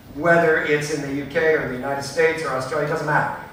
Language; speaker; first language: English; native; English